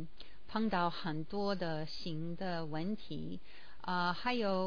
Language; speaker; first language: Chinese; non-native, learner; English